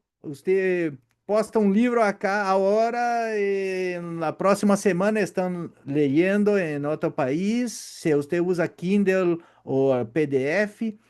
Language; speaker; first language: Spanish; non-native, fluent; Portuguese